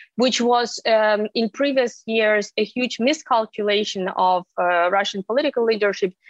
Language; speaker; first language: English; non-native, fluent; Ukrainian